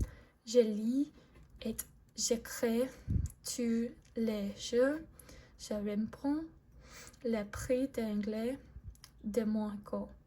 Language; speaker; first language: French; non-native, learner; English